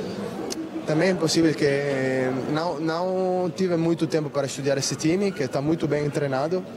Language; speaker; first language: Portuguese; non-native, learner; Italian